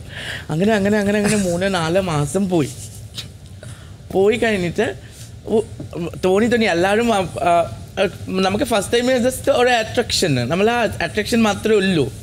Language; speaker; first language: Malayalam; non-native, fluent; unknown